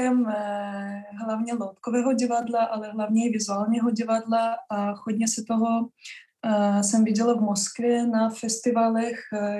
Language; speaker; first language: Czech; non-native, fluent; Russian